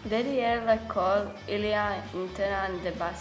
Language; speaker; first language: French; non-native, learner; Croatian